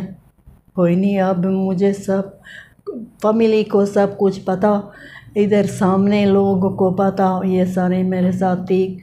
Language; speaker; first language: Hindi; non-native, learner; Bosnian